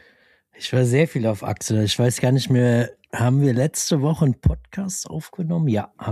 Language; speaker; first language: German; native; German